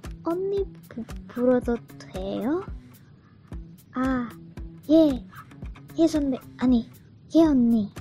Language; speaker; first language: Korean; non-native, learner; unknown